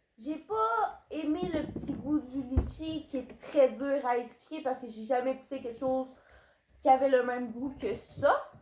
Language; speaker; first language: French; native; French